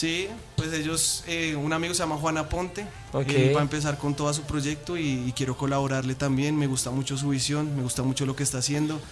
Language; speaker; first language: Spanish; native; Spanish